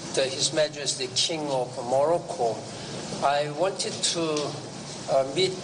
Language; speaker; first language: English; non-native, fluent; Korean